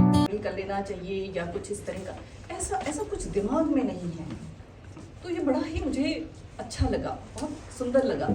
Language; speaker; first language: Hindi; native; Hindi